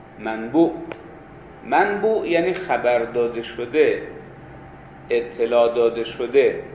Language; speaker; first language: Persian; native; Persian